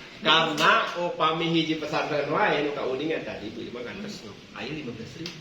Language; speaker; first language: Sundanese; native; Sundanese